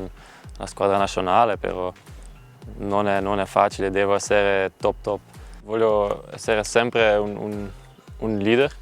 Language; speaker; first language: Italian; non-native, learner; Dutch